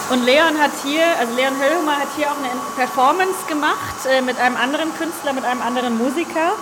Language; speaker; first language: German; native; German